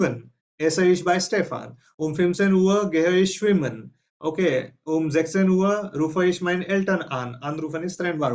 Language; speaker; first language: German; non-native, fluent; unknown